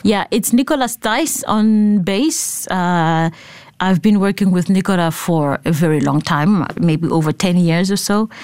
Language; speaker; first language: English; non-native, local second language; Southern Sotho